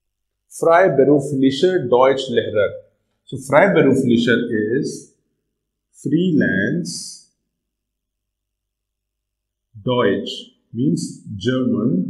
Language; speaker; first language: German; non-native, learner; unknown